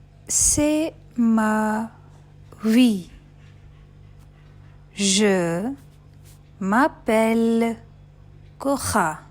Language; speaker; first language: French; non-native, fluent; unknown